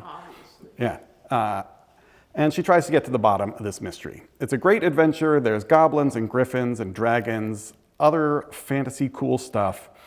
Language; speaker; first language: English; native; English